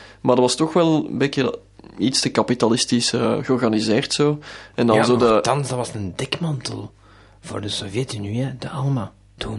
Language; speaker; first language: Dutch; native; Dutch